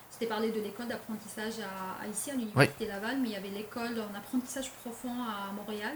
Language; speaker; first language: French; non-native, local second language; Arabic